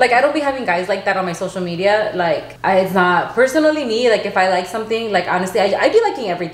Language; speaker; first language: English; early bilingual, other home language; Spanish